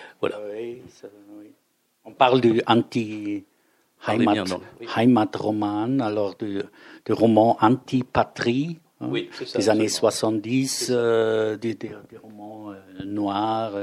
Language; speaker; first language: French; non-native, fluent; German